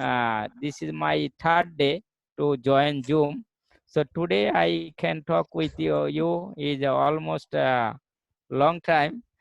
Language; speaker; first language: English; non-native, learner; Bangla